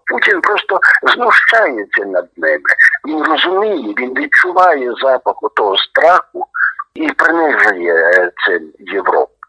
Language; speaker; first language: Ukrainian; native; Ukrainian